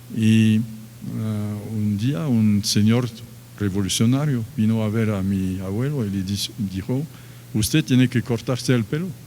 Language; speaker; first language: Spanish; non-native, fluent; French